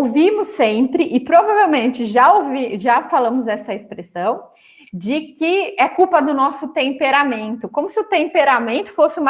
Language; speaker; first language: Portuguese; native; Portuguese